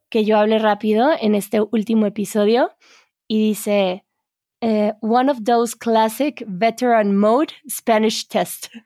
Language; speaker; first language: Spanish; native; Spanish